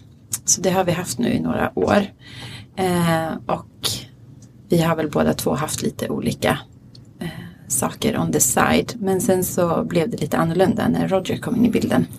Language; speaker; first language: Swedish; native; Swedish